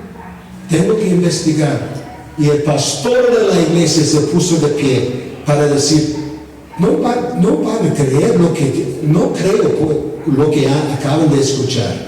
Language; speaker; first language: Spanish; non-native, fluent; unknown